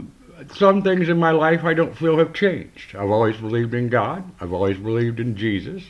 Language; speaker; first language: English; native; English